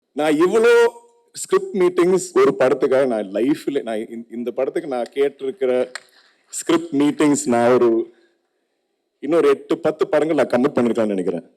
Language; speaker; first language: Tamil; non-native, local second language; Malayalam